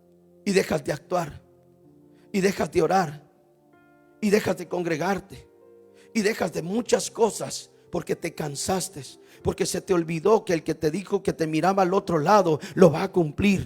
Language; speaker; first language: Spanish; native; Spanish